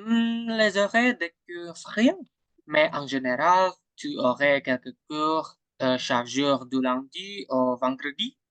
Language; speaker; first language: French; non-native, learner; Indonesian